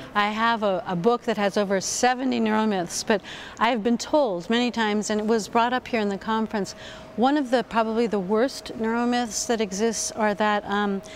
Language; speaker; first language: English; native; English